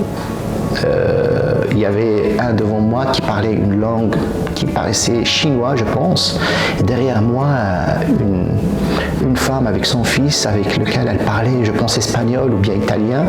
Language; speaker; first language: French; non-native, local second language; Arabic